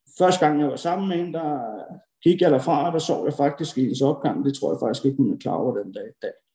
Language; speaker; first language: Danish; early bilingual, other home language; Norwegian